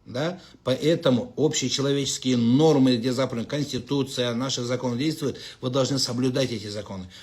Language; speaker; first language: Russian; non-native, local second language; Kazakh